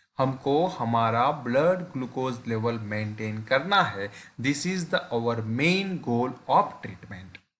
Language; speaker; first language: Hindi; non-native, local second language; Gujarati